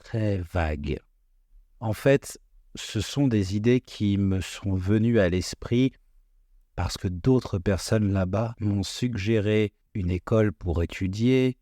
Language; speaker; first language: French; native; French